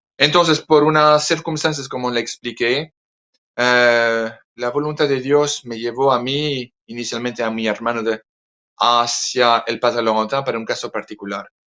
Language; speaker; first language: Spanish; non-native, fluent; French